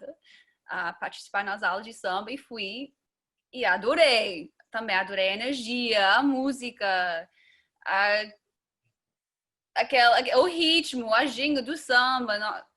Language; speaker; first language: Portuguese; non-native, fluent; English